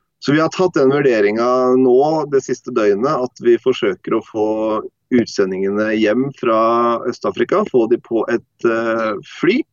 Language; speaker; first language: Norwegian; non-native, fluent; English